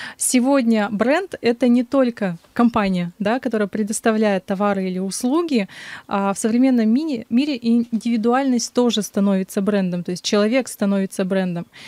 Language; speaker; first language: Russian; native; Russian